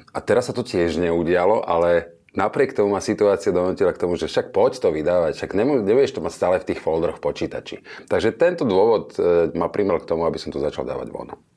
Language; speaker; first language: Slovak; native; Slovak